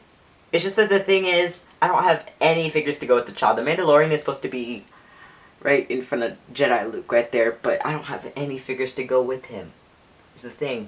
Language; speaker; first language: English; native; English